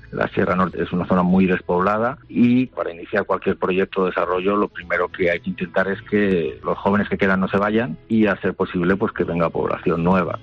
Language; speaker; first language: Spanish; native; Spanish